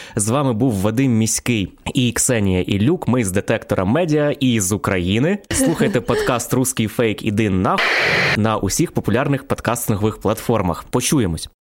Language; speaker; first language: Ukrainian; native; Ukrainian